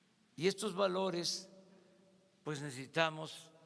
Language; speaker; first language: Spanish; native; Spanish